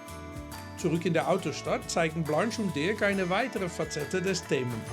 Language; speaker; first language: German; native; German